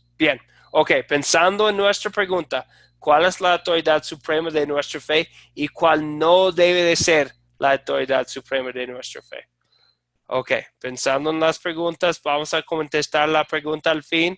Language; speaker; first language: Spanish; non-native, fluent; English